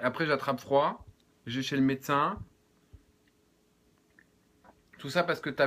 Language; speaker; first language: French; native; French